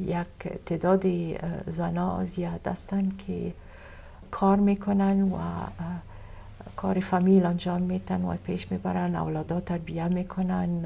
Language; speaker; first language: Persian; non-native, fluent; Arabic